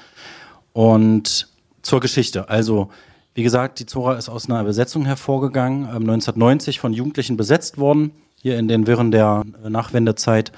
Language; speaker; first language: German; native; German